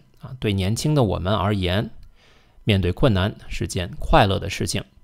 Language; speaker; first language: Chinese; non-native, fluent; English